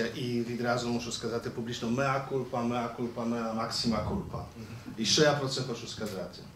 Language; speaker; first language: Ukrainian; native; Ukrainian